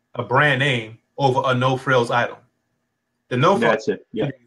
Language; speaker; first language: English; native; English